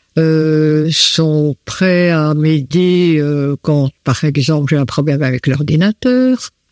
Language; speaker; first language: French; native; French